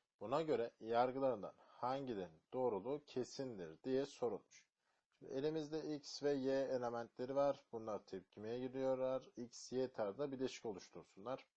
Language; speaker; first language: Turkish; native; Turkish